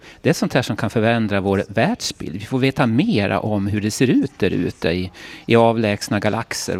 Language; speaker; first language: Swedish; native; Swedish